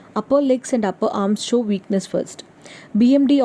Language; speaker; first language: English; non-native, local second language; Tamil